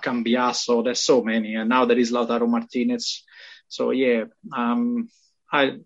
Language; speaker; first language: English; non-native, fluent; Italian